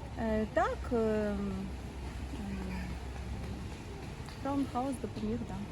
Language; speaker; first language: Ukrainian; non-native, local second language; Russian